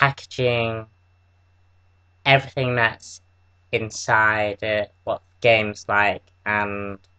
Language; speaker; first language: English; native; English